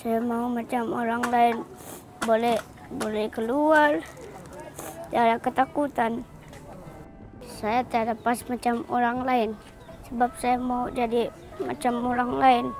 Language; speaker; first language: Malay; early bilingual, other home language; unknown